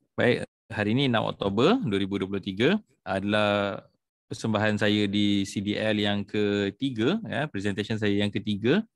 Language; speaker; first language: Malay; native; Malay